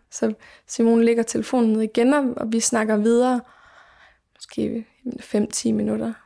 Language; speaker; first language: Danish; native; Danish